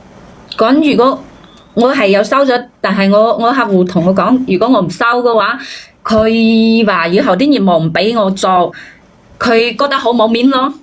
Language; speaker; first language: Cantonese; native; Cantonese